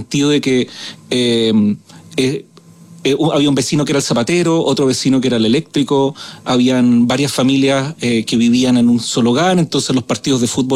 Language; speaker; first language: Spanish; native; Spanish